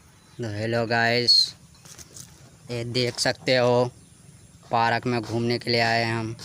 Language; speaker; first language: Hindi; non-native, learner; Bangla